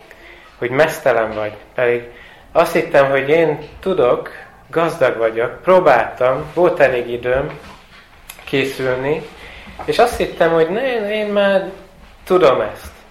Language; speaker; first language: Hungarian; non-native, fluent; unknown